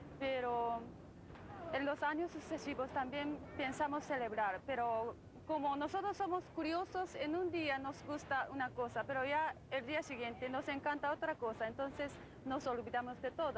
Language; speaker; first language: Spanish; non-native, fluent; Japanese